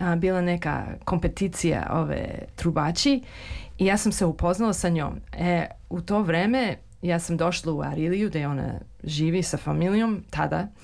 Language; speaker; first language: Serbian; early bilingual, heritage; Serbian